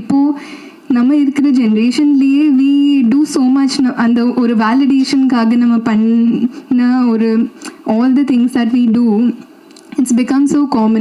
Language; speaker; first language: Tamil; non-native, learner; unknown